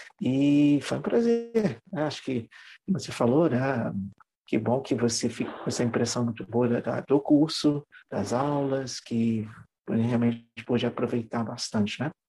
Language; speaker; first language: Portuguese; non-native, fluent; English